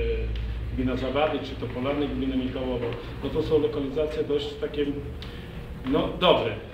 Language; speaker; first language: Polish; native; Polish